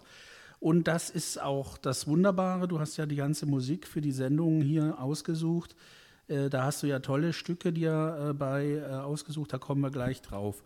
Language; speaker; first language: German; native; German